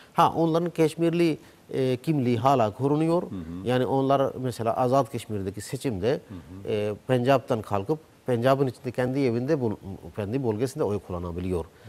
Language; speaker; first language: Turkish; non-native, fluent; Urdu